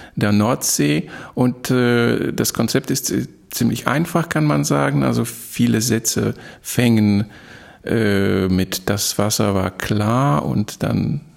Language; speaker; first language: German; non-native, fluent; Polish